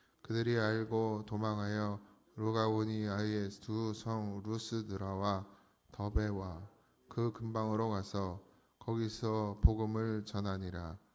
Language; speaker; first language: Korean; native; Korean